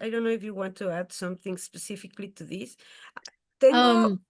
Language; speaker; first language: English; non-native, fluent; Spanish